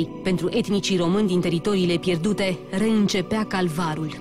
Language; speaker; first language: Romanian; native; Romanian